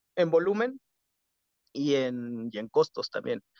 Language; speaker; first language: Spanish; native; Spanish